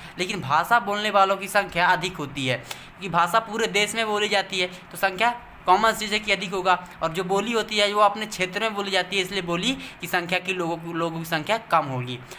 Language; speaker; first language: Hindi; native; Hindi